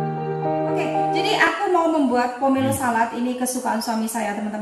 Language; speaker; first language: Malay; non-native, local second language; Javanese